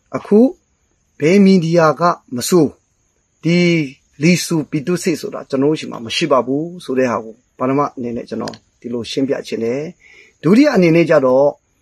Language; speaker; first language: Burmese; non-native, local second language; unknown